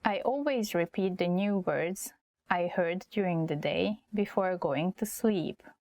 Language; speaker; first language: English; non-native, fluent; Hungarian